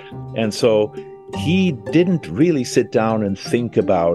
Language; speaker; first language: English; non-native, fluent; Swedish